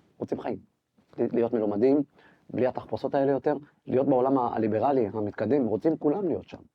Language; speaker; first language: Hebrew; native; Hebrew